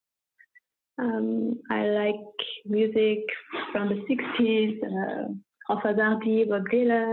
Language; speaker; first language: English; non-native, fluent; French